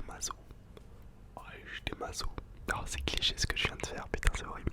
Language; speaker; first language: French; native; French